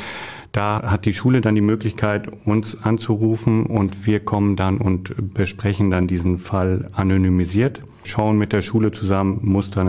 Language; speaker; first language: German; native; German